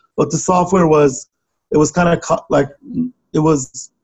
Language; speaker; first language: English; non-native, fluent; Turkish